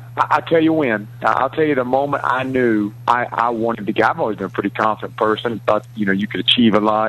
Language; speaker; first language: English; native; English